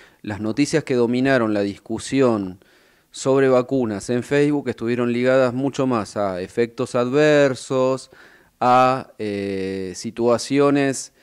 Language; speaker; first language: Spanish; native; Spanish